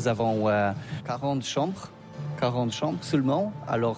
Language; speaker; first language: French; non-native, learner; Polish